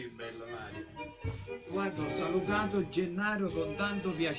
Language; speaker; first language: Italian; native; Italian